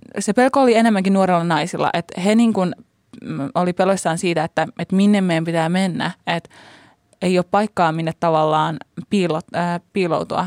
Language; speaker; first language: Finnish; early bilingual, other home language; Persian